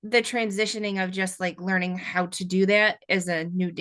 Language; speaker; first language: English; native; English